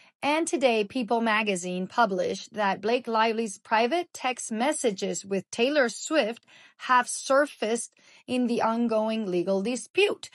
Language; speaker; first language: English; native; English